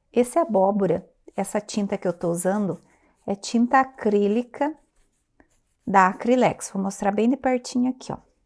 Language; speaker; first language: Portuguese; native; Portuguese